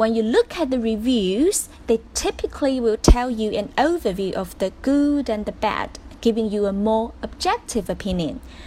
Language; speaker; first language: English; non-native, fluent; Chinese